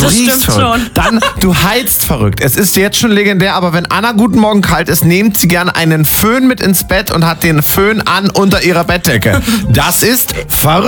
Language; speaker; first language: German; native; German